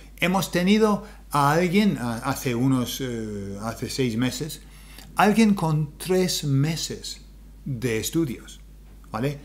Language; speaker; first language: Spanish; non-native, fluent; English